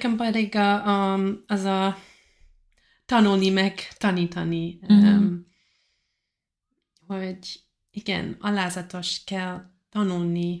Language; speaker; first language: Hungarian; non-native, learner; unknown